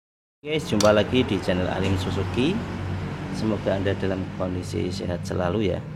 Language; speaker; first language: Indonesian; native; Indonesian